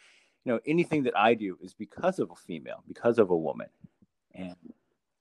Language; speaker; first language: English; early bilingual, other home language; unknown